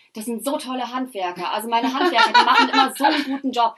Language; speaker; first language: German; early bilingual, other home language; Polish